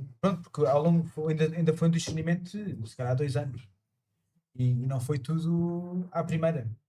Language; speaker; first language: Portuguese; early bilingual, other home language; Spanish